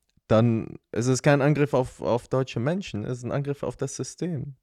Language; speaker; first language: German; non-native, fluent; Arabic